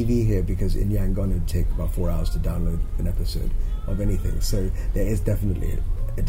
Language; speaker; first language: English; non-native, local second language; Cantonese